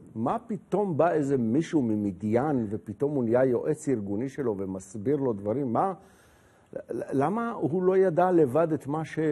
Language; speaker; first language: Hebrew; native; Hebrew